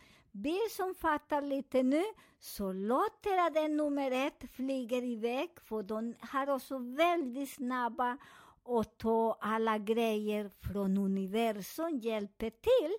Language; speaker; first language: Swedish; non-native, fluent; Spanish